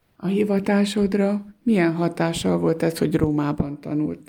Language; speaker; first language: Hungarian; native; Hungarian